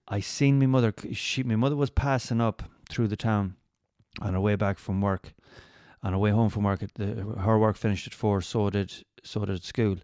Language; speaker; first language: English; native; English